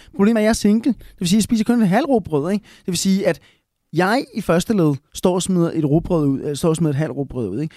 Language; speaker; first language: Danish; early bilingual, other home language; Spanish